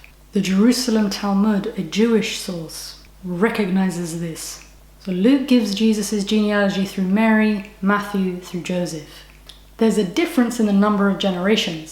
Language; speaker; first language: English; native; English